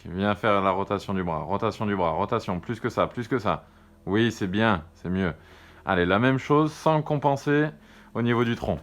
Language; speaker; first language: French; native; French